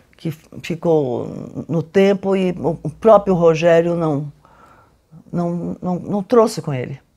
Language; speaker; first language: Portuguese; native; Portuguese